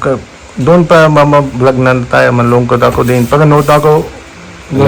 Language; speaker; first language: Filipino; non-native, learner; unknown